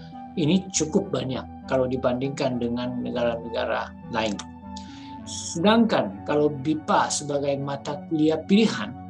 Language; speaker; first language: Indonesian; non-native, fluent; Japanese